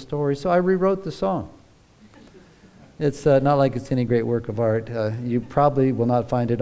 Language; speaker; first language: English; native; English